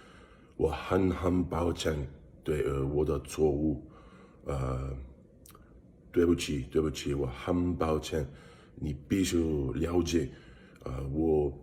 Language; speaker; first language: Chinese; non-native, learner; English